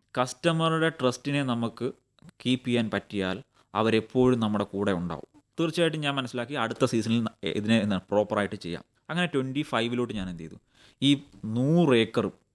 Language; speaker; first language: Malayalam; native; Malayalam